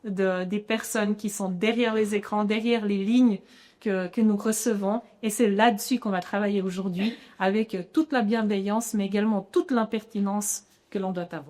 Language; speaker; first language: French; native; French